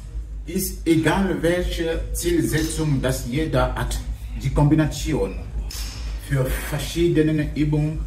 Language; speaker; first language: German; non-native, fluent; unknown